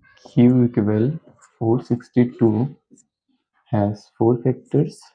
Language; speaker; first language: English; non-native, local second language; Hindi